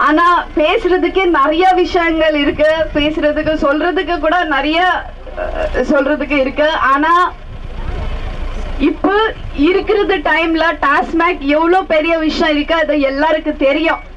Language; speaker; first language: Tamil; non-native, fluent; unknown